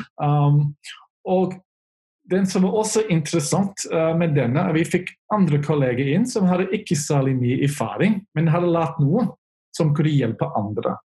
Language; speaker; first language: Norwegian; non-native, fluent; English